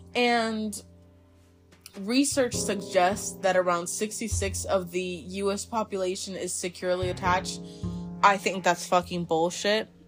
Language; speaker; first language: English; non-native, local second language; Spanish